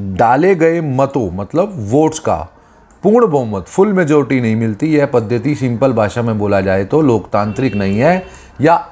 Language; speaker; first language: Hindi; native; Hindi